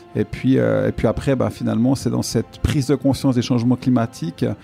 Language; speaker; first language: French; native; French